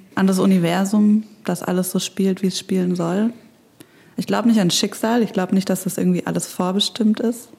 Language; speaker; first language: German; native; German